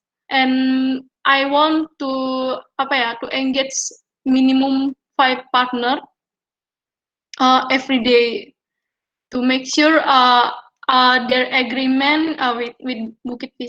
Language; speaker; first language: English; non-native, learner; Indonesian